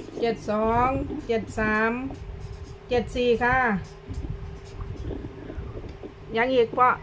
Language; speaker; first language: Thai; non-native, local second language; Lao